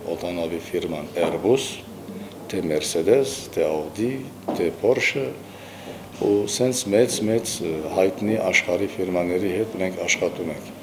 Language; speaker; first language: Armenian; early bilingual, heritage; Armenian